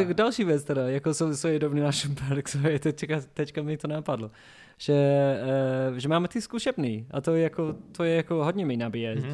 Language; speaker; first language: Czech; non-native, learner; English